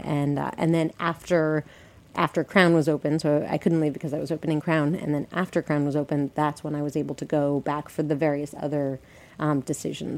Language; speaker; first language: English; native; English